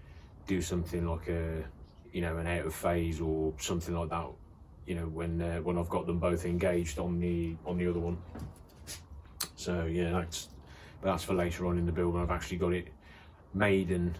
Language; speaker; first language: English; native; English